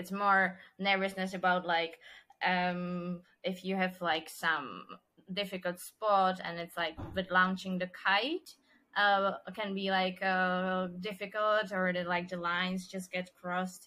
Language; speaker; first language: English; non-native, fluent; Czech